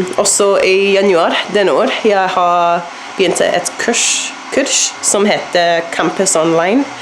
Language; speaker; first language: Norwegian; non-native, learner; English